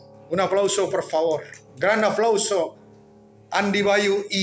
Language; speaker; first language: Spanish; non-native, fluent; Indonesian